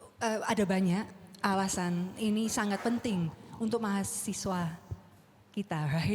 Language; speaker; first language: Indonesian; non-native, fluent; English